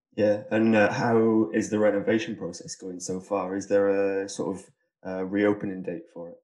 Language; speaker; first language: English; native; English